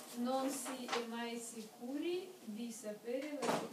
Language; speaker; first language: Italian; non-native, learner; Russian